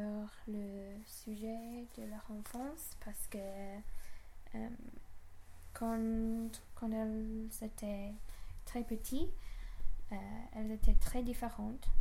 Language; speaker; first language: French; non-native, learner; English